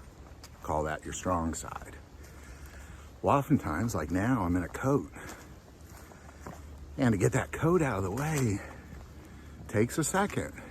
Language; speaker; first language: English; native; English